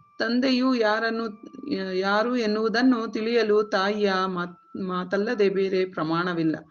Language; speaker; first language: Kannada; native; Kannada